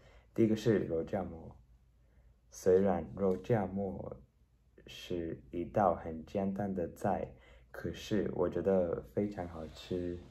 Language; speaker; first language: Chinese; non-native, learner; Spanish